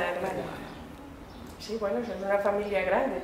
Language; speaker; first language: Spanish; native; Spanish